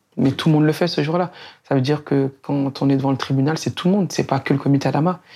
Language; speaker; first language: French; native; French